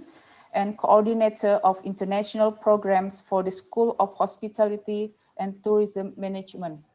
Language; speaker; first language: English; non-native, fluent; Indonesian